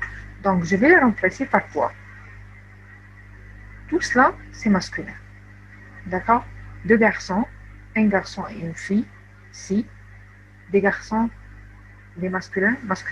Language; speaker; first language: French; non-native, fluent; Arabic